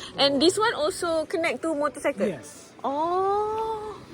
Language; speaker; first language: English; non-native, learner; Malay